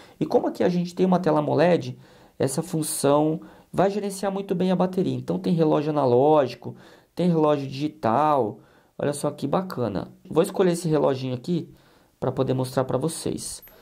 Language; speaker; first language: Portuguese; native; Portuguese